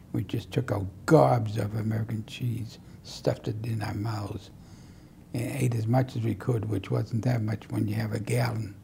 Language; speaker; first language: English; native; English